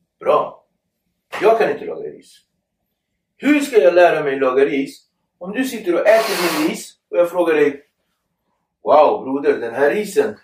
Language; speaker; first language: Swedish; early bilingual, other home language; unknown